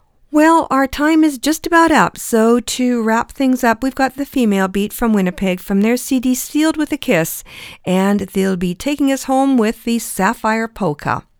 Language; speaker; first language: English; early bilingual, other home language; Ukrainian